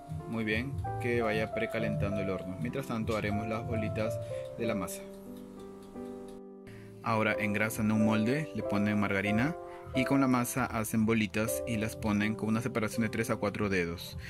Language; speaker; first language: Spanish; native; Spanish